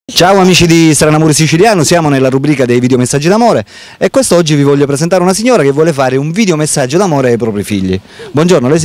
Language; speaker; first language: Italian; native; Italian